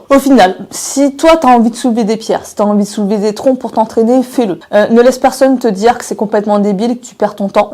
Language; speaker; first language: French; native; French